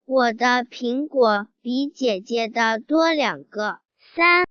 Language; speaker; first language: Chinese; non-native, learner; Swahili